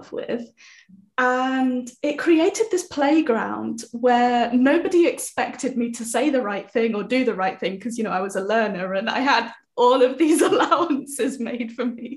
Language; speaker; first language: English; native; English